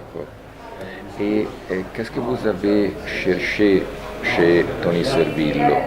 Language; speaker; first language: French; non-native, fluent; Italian